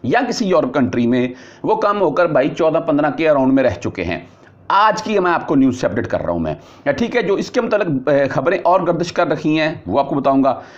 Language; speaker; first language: Urdu; non-native, local second language; Punjabi